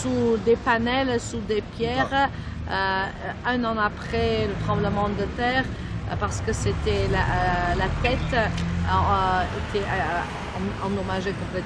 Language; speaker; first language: French; non-native, fluent; Armenian